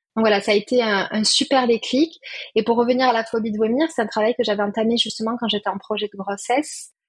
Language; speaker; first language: French; native; French